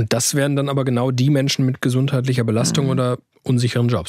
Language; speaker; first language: German; native; German